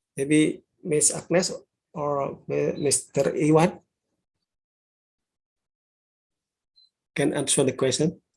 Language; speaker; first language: English; non-native, learner; Indonesian